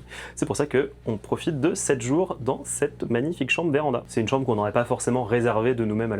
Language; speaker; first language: French; native; French